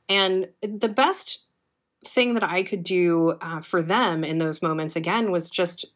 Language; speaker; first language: English; native; English